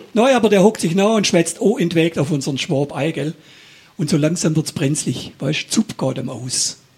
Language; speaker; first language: German; native; German